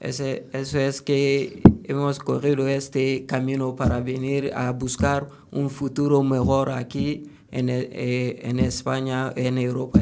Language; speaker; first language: Spanish; non-native, learner; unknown